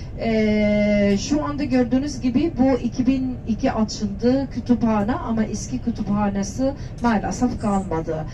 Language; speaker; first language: Turkish; non-native, learner; Arabic